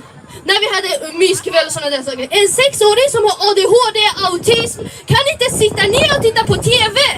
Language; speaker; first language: Swedish; early bilingual, other home language; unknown